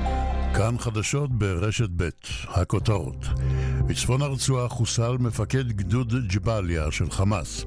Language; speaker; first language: Hebrew; native; Hebrew